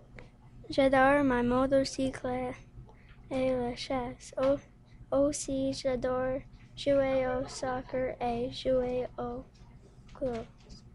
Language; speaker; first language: French; non-native, learner; English